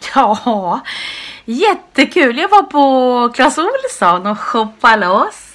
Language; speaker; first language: Swedish; native; Swedish